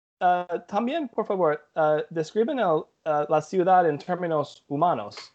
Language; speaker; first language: Spanish; non-native, learner; English